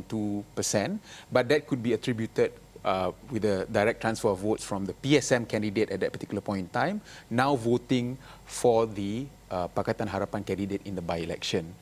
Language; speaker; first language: English; non-native, local second language; Malay